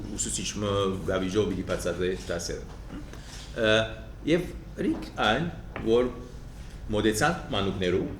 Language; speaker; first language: Armenian; early bilingual, heritage; Armenian